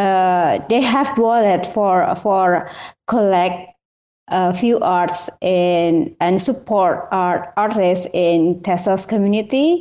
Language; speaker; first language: English; non-native, learner; Indonesian